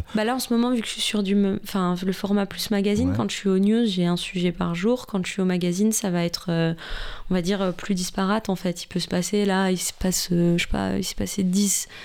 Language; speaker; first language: French; native; French